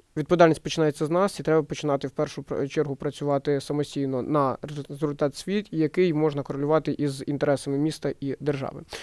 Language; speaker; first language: Ukrainian; native; Ukrainian